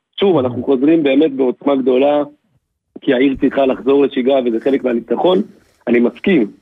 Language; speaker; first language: Hebrew; native; Hebrew